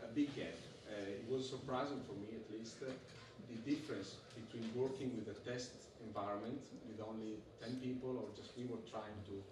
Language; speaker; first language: English; non-native, fluent; Italian